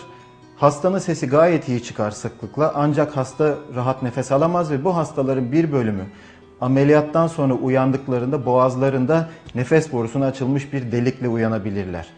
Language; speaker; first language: Turkish; native; Turkish